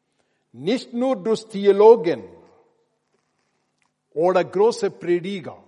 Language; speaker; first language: German; non-native, learner; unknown